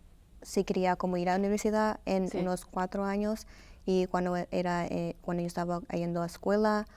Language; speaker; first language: Spanish; early bilingual, heritage; Spanish